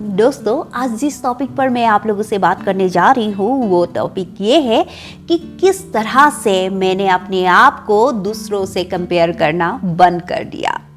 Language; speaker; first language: Hindi; non-native, local second language; Assamese